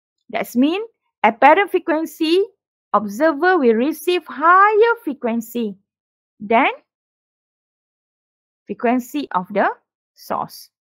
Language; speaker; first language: English; non-native, local second language; Malay